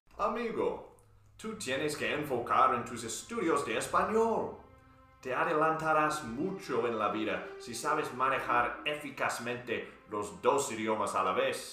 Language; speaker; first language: Spanish; non-native, fluent; English